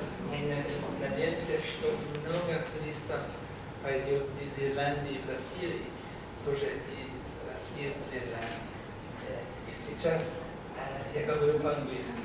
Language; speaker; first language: Russian; non-native, learner; English